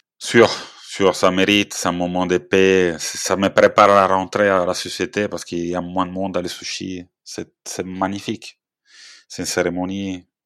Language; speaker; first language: French; non-native, fluent; Italian